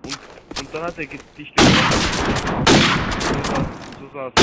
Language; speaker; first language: German; non-native, local second language; Swedish